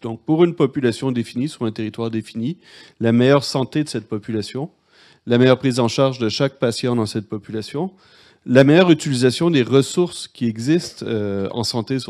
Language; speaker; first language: French; native; French